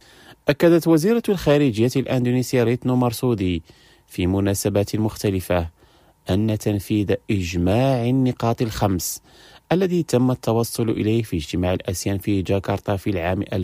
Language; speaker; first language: Arabic; non-native, fluent; Indonesian